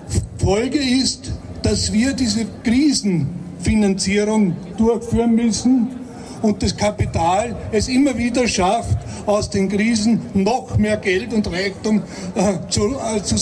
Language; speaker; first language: German; native; German